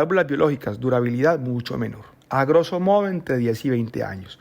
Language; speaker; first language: Spanish; native; Spanish